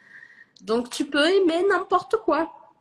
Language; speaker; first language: French; non-native, fluent; Portuguese